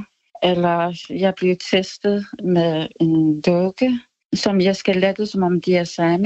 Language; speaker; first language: Danish; non-native, local second language; Kalaallisut